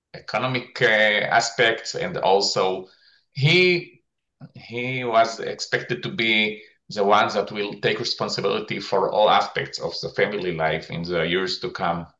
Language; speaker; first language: English; non-native, fluent; Hebrew